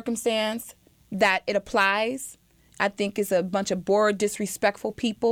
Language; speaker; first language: English; native; English